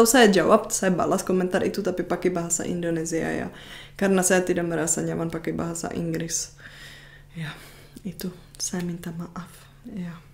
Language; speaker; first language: Indonesian; non-native, fluent; Czech